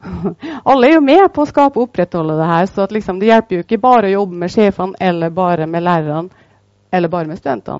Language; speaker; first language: Norwegian; native; Norwegian